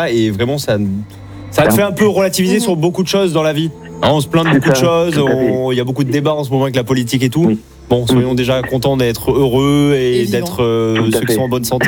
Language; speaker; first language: French; native; French